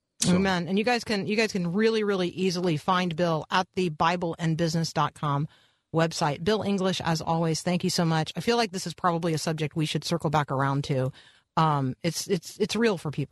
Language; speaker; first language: English; native; English